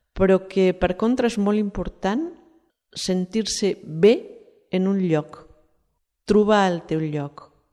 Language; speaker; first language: Catalan; non-native, fluent; Spanish